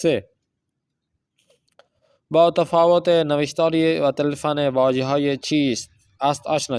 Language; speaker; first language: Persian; non-native, fluent; Urdu